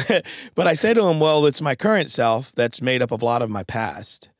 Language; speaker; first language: English; native; English